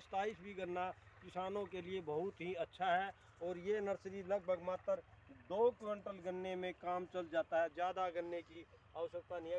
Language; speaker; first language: Hindi; native; Hindi